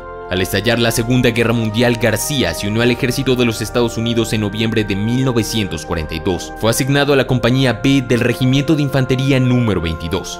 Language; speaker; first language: Spanish; native; Spanish